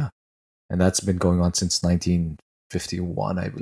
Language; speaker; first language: English; non-native, local second language; Tangkhul Naga (India)